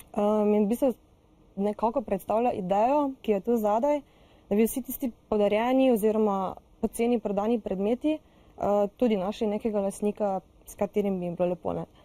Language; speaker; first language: Slovenian; native; Slovenian